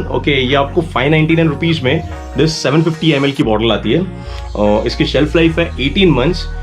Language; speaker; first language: Hindi; non-native, local second language; Marathi